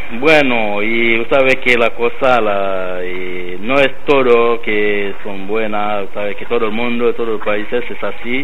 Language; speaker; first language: Spanish; non-native, learner; Haitian Creole